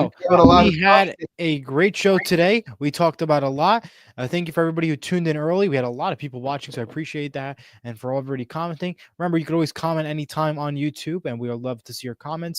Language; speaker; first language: English; native; English